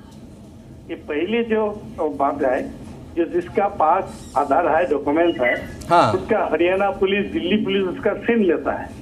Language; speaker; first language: Hindi; non-native, local second language; Bangla